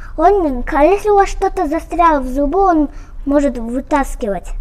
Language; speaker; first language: Russian; non-native, local second language; Kyrgyz